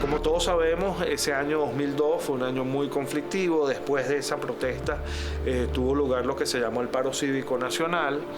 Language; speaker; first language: Spanish; native; Spanish